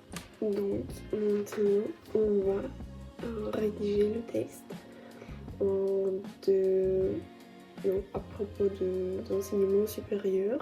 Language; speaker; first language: French; non-native, learner; Russian